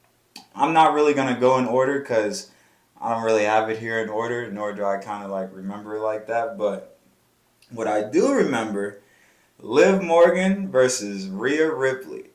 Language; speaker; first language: English; native; English